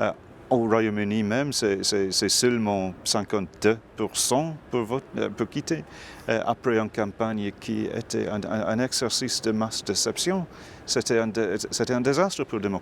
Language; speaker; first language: French; non-native, fluent; English